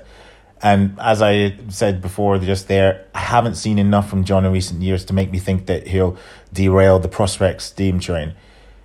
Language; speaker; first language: English; native; English